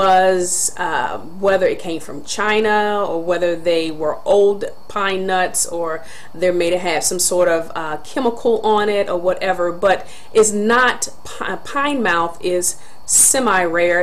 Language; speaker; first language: English; native; English